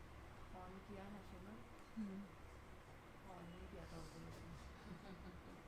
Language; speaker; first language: Hindi; native; Hindi